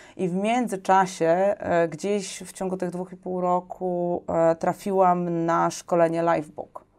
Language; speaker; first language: Polish; native; Polish